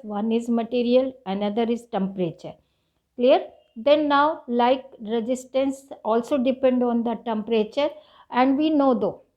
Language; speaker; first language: English; non-native, local second language; Hindi